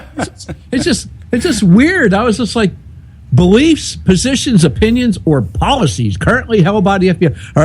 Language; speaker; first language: English; native; English